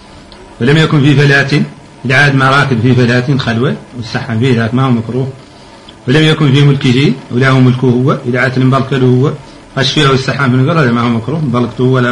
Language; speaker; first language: Arabic; native; Arabic